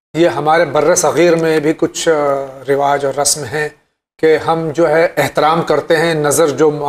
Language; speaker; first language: Hindi; native; Hindi